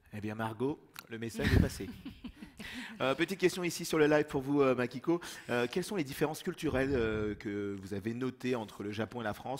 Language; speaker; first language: French; native; French